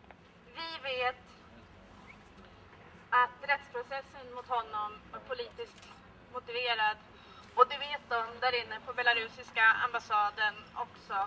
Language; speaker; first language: Swedish; native; Swedish